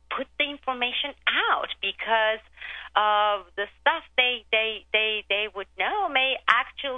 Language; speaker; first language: English; non-native, fluent; Turkish